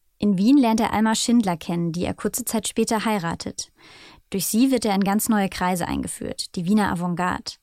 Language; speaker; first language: German; native; German